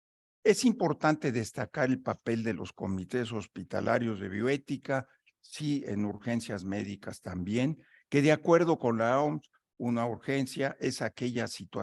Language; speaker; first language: Spanish; native; Spanish